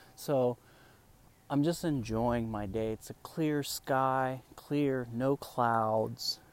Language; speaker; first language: English; non-native, fluent; Spanish